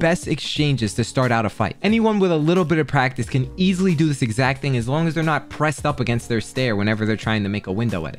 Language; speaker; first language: English; native; English